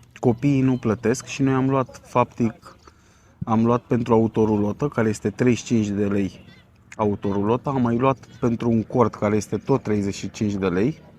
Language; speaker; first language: Romanian; native; Romanian